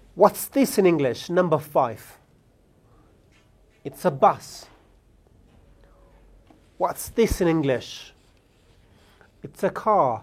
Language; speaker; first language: English; non-native, fluent; Amharic